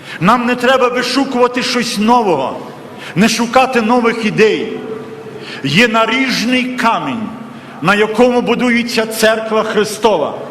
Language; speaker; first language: Ukrainian; native; Ukrainian